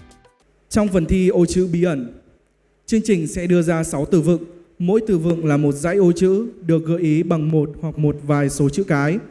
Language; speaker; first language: Vietnamese; native; Vietnamese